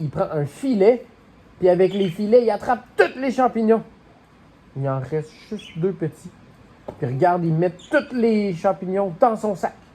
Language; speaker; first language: French; native; French